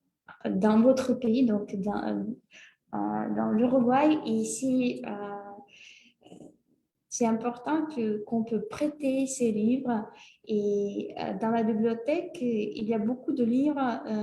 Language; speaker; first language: French; non-native, fluent; Russian